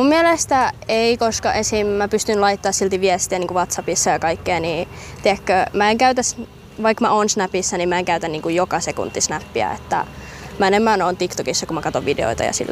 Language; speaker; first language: Finnish; native; Finnish